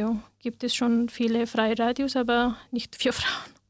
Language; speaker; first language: German; non-native, learner; Persian